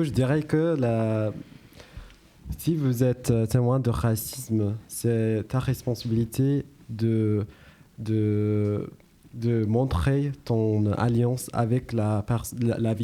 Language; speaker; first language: French; non-native, learner; English